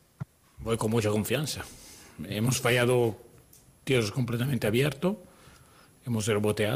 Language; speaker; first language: Spanish; non-native, fluent; Italian